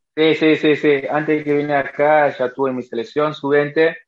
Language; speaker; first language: Spanish; non-native, fluent; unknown